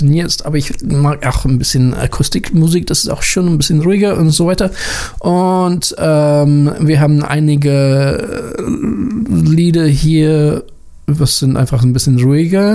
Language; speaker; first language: German; non-native, learner; English